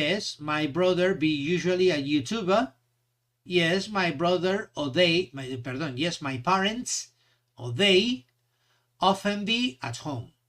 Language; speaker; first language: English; non-native, fluent; Spanish